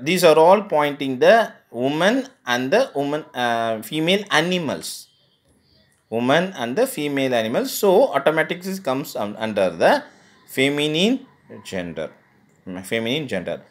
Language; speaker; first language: English; non-native, local second language; Tamil